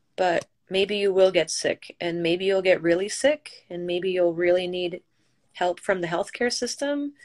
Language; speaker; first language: English; native; English